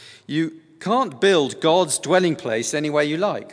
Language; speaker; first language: English; native; English